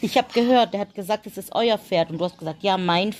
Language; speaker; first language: German; native; German